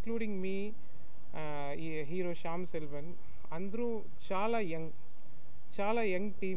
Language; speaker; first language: Telugu; non-native, learner; Tamil